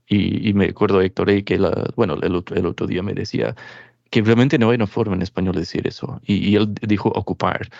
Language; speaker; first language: Spanish; non-native, fluent; English